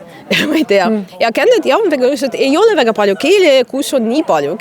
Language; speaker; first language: Estonian; non-native, fluent; Russian